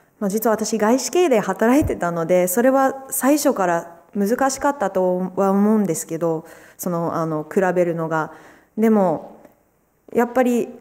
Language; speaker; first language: Japanese; non-native, fluent; English